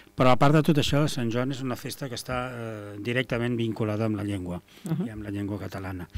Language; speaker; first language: Catalan; native; Catalan